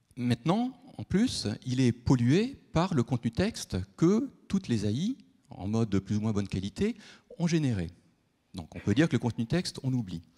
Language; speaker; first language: French; native; French